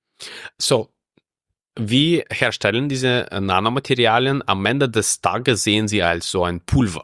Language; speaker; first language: German; non-native, fluent; Russian